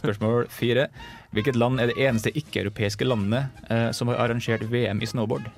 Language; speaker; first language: Norwegian; native; Norwegian